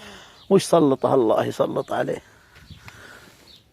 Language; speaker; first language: Arabic; native; Arabic